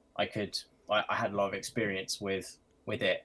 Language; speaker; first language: English; native; English